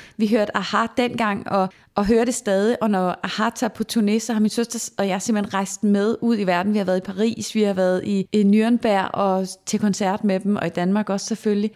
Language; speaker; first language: Danish; native; Danish